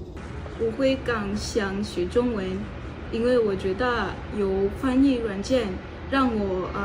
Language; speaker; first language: Chinese; non-native, learner; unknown